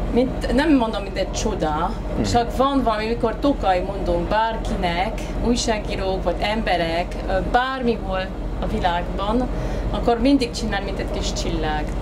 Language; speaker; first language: Hungarian; non-native, learner; French